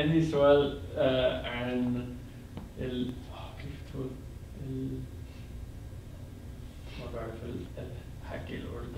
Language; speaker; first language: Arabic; non-native, learner; English